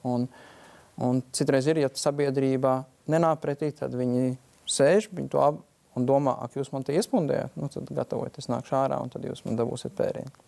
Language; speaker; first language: Latvian; native; Latvian